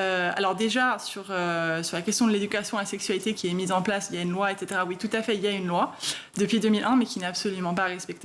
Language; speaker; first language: French; native; French